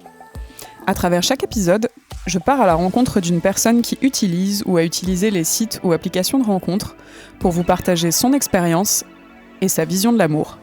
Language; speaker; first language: French; native; French